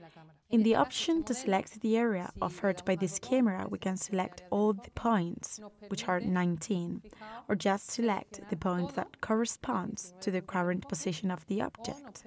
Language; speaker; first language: English; non-native, fluent; Spanish